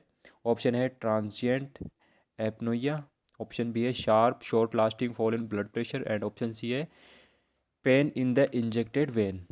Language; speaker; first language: Hindi; native; Hindi